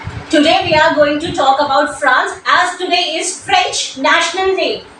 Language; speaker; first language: English; non-native, local second language; Hindi